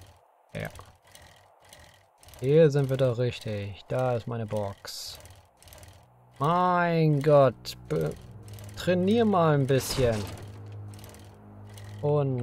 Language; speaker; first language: German; native; German